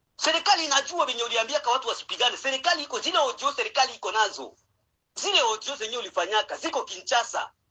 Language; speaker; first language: Swahili; native; Swahili